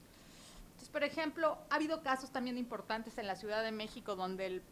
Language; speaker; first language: Spanish; native; Spanish